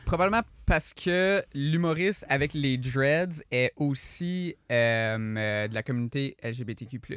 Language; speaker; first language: French; native; French